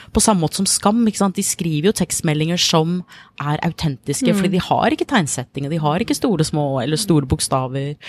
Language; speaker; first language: Norwegian; non-native, fluent; English